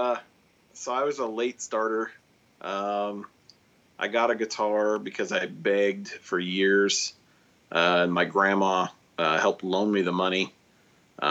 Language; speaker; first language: English; native; English